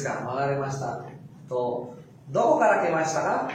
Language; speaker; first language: Japanese; non-native, fluent; Filipino